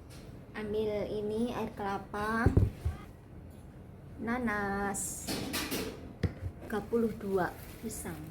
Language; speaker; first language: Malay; non-native, local second language; Javanese